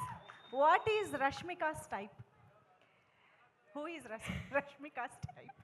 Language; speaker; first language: Telugu; native; Telugu